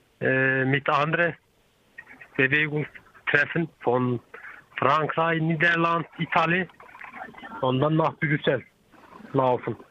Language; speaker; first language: German; non-native, learner; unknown